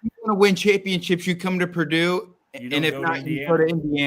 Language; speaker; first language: English; native; English